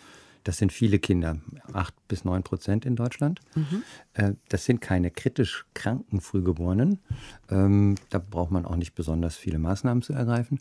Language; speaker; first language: German; native; German